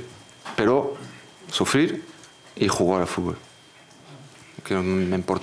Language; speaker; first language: Spanish; non-native, fluent; French